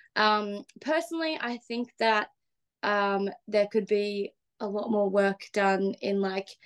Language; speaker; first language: English; native; English